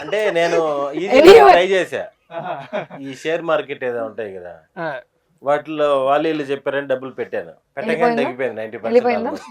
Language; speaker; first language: Telugu; native; Telugu